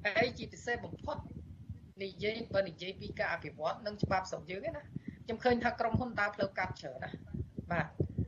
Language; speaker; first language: Khmer; native; Khmer